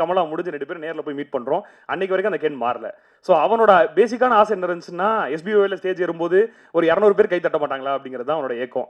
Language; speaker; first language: Tamil; native; Tamil